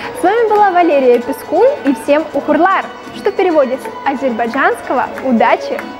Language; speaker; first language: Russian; native; Russian